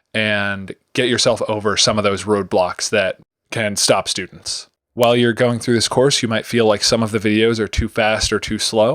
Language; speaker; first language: English; native; English